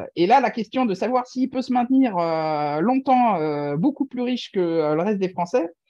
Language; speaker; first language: French; native; French